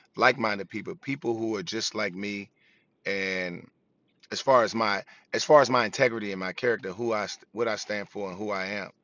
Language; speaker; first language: English; native; English